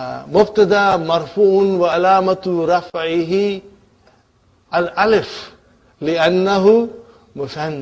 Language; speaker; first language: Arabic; non-native, fluent; English